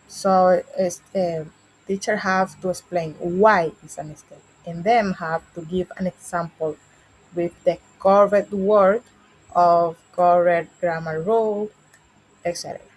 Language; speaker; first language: English; non-native, learner; Spanish